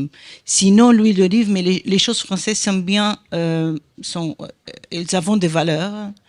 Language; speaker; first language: French; non-native, fluent; Portuguese